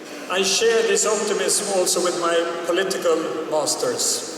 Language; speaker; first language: English; non-native, fluent; Swedish